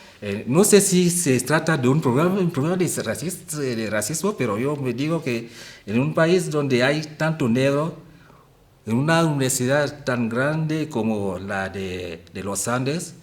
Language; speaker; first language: Spanish; non-native, fluent; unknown